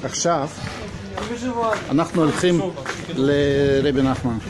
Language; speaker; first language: Hebrew; non-native, fluent; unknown